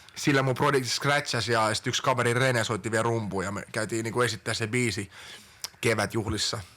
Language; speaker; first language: Finnish; early bilingual, other home language; Estonian